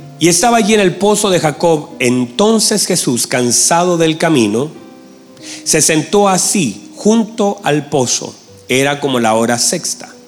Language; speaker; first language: Spanish; native; Spanish